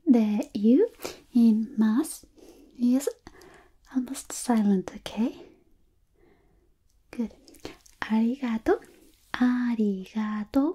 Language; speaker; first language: English; non-native, fluent; Spanish